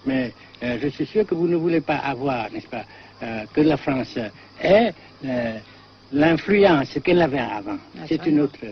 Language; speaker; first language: French; non-native, local second language; Vietnamese